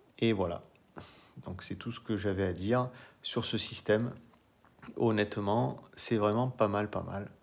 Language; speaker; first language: French; native; French